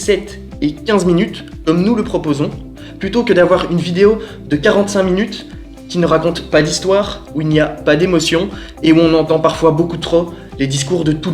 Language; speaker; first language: French; native; French